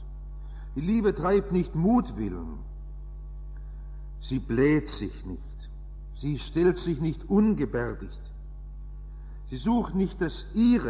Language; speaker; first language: German; native; German